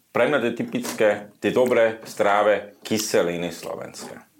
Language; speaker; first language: Slovak; non-native, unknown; German